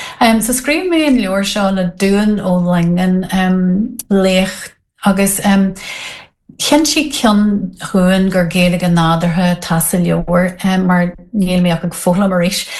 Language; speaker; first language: Irish; non-native, local second language; English